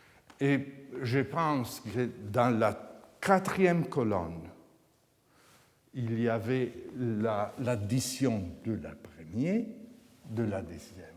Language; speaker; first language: French; non-native, fluent; Italian